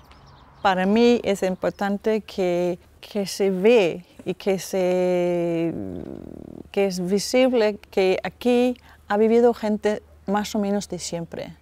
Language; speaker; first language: Spanish; non-native, fluent; Danish